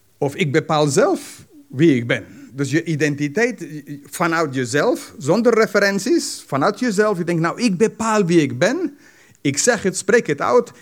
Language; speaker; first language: Dutch; non-native, fluent; English